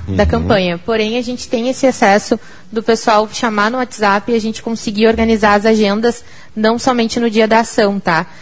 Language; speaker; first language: Portuguese; native; Portuguese